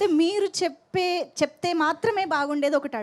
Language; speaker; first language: Telugu; native; Telugu